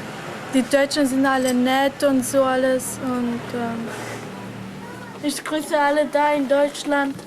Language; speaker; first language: German; early bilingual, other home language; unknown